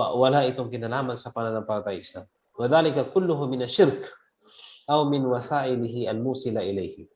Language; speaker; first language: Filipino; non-native, local second language; Cebuano